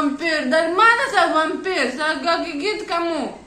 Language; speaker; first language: Indonesian; non-native, learner; Russian